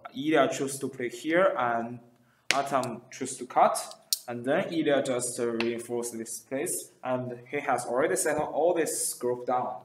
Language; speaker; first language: English; non-native, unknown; Chinese